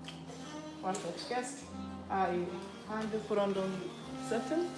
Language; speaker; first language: Dutch; non-native, learner; English